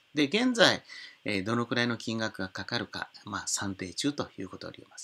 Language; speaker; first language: Japanese; native; Japanese